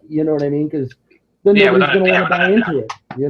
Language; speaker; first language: English; native; English